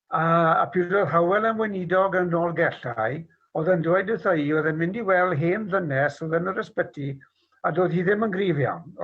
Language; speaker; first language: Welsh; native; Welsh